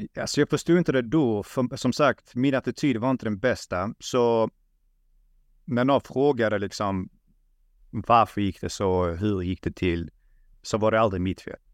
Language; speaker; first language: Swedish; early bilingual, other home language; Russian